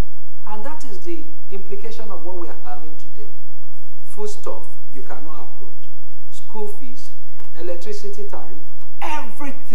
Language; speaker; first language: English; non-native, local second language; Yoruba